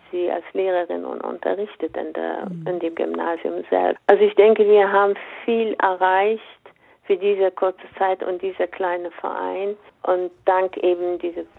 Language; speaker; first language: German; non-native, fluent; Persian